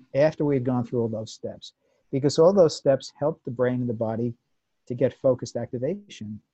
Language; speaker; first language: English; native; English